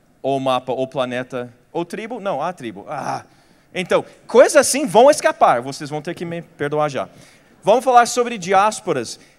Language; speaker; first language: Portuguese; non-native, fluent; English